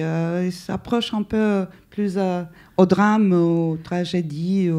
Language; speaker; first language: French; non-native, fluent; Spanish